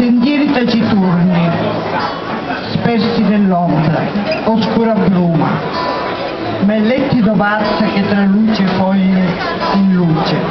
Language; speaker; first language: Italian; native; Italian